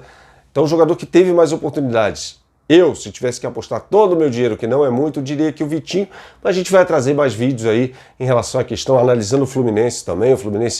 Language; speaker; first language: Portuguese; native; Portuguese